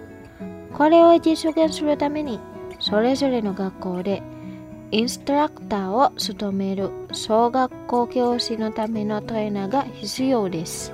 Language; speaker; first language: Japanese; non-native, fluent; Indonesian